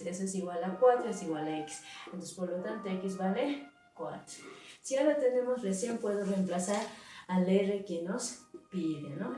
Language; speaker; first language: Spanish; native; Spanish